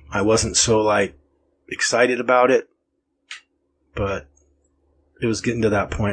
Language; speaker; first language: English; native; English